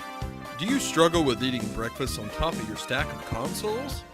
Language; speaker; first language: English; native; English